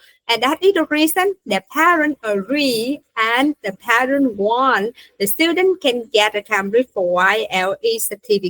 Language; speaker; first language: English; non-native, fluent; Vietnamese